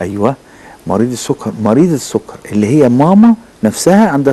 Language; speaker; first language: Arabic; native; Arabic